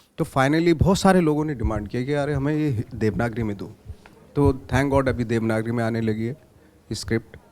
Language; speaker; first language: Hindi; native; Hindi